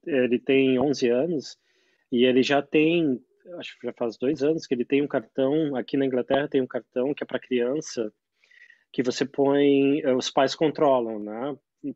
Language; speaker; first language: Portuguese; native; Portuguese